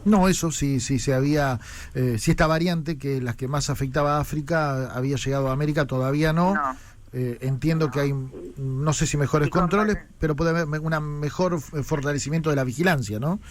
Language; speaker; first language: Spanish; native; Spanish